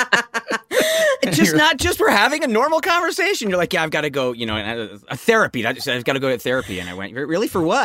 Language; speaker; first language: English; native; English